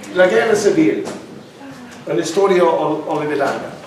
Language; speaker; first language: Spanish; non-native, learner; English